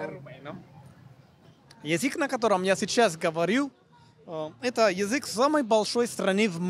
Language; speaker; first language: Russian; non-native, fluent; Italian